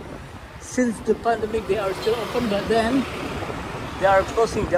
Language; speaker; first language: English; non-native, learner; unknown